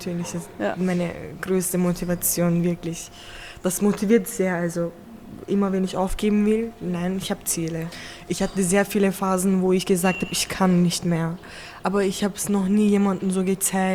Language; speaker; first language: German; early bilingual, other home language; Turkish